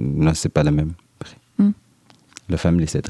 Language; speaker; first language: French; non-native, learner; Arabic